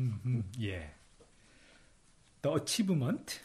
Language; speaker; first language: English; non-native, fluent; Korean